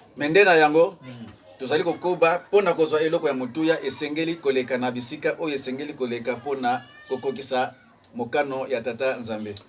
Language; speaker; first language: Lingala; non-native, local second language; Kongo